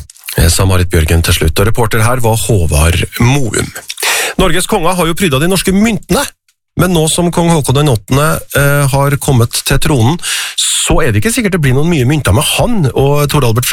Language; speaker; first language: Norwegian; native; Norwegian